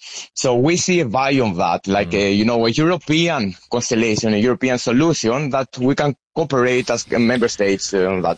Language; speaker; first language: English; non-native, fluent; Greek